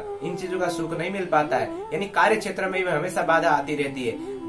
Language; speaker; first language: Hindi; native; Hindi